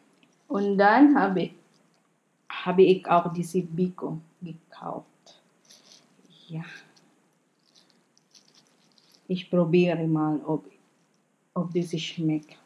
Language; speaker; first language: German; non-native, learner; Filipino